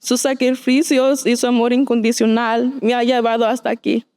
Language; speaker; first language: Spanish; early bilingual, heritage; Spanish